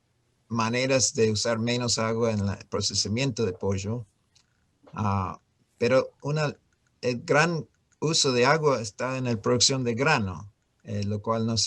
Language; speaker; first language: Spanish; non-native, fluent; English